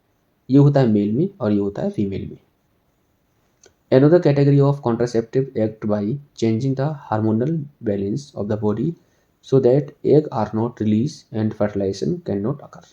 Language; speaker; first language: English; non-native, local second language; Hindi